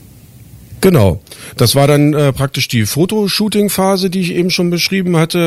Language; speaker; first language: German; native; German